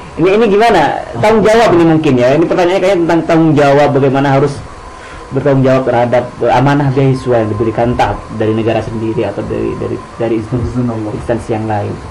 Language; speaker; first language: Indonesian; non-native, local second language; Madurese